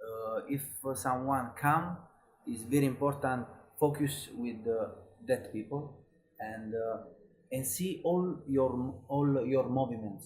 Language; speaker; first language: English; non-native, learner; Italian